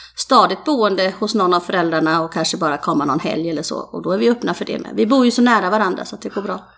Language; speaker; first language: Swedish; native; Swedish